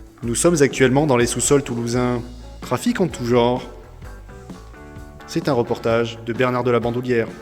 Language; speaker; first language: French; native; French